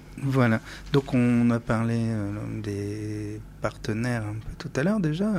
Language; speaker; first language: French; native; French